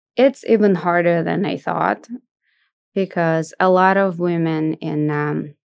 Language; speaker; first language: English; non-native, fluent; Russian